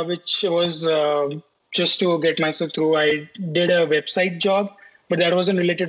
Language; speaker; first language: English; non-native, local second language; Hindi